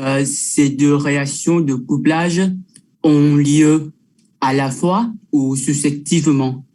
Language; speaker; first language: French; non-native, learner; Vietnamese